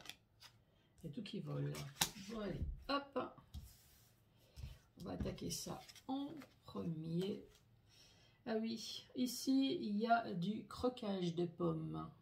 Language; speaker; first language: French; native; French